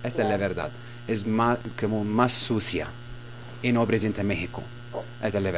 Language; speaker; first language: Spanish; non-native, learner; Arabic